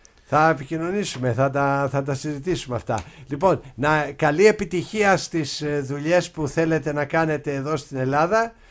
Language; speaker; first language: Greek; native; Greek